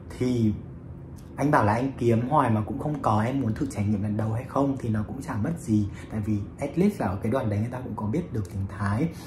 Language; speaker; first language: Vietnamese; native; Vietnamese